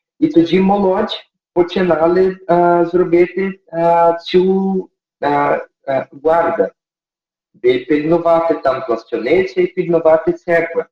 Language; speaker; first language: Ukrainian; early bilingual, heritage; Portuguese